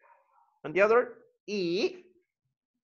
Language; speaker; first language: English; non-native, fluent; Spanish